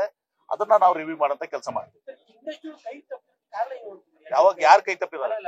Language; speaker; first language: Kannada; native; Kannada